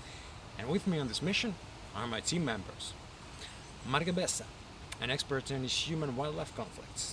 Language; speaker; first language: English; non-native, fluent; Finnish